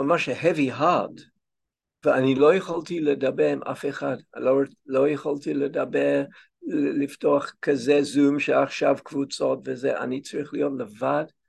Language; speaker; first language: Hebrew; non-native, fluent; English